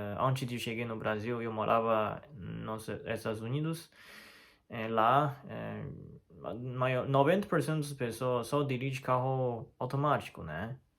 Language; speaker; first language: Portuguese; non-native, fluent; Chinese